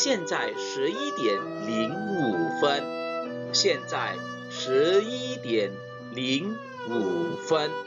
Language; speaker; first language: Chinese; non-native, fluent; Indonesian